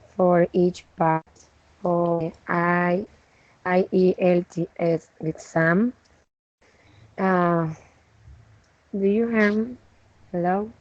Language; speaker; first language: English; non-native, learner; Spanish